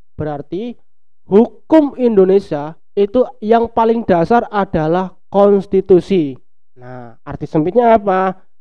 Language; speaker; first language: Indonesian; non-native, local second language; Javanese